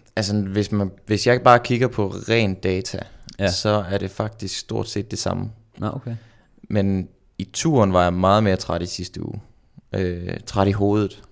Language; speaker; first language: Danish; native; Danish